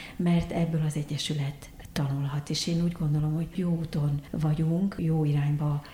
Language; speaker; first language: Hungarian; early bilingual, heritage; Hungarian